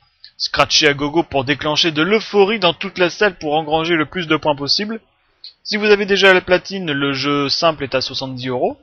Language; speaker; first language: French; native; French